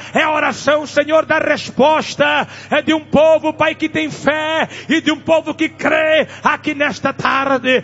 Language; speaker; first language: Portuguese; non-native, local second language; Tsonga